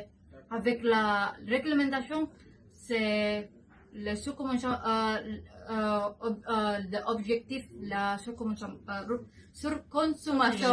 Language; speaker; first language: French; non-native, learner; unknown